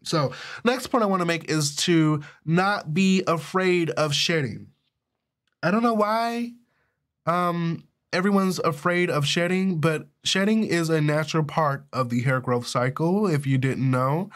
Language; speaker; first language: English; native; English